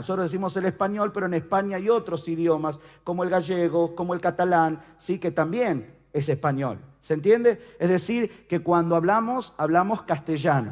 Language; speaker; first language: Spanish; native; Spanish